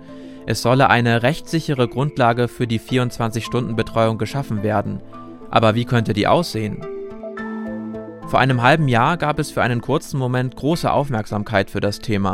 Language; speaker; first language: German; native; German